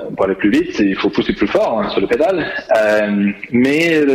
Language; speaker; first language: French; non-native, fluent; English